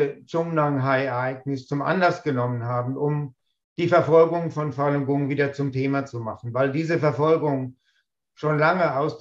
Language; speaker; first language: German; native; German